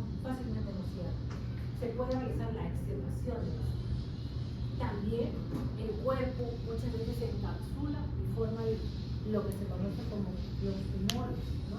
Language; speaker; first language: Spanish; native; Spanish